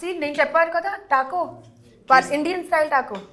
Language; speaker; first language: Telugu; non-native, local second language; Hindi